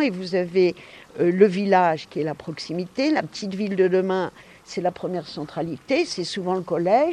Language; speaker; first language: French; native; French